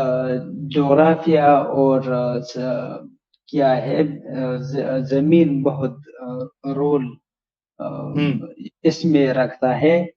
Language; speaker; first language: Hindi; non-native, learner; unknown